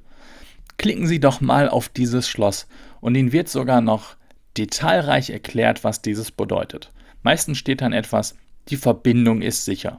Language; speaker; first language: German; native; German